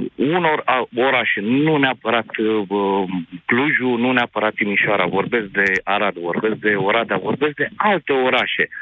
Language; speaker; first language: Romanian; native; Romanian